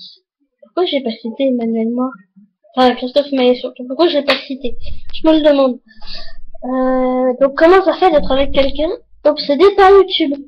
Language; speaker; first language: French; native; French